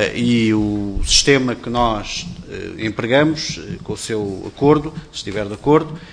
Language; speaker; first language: Portuguese; native; Portuguese